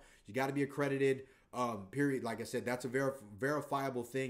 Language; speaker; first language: English; native; English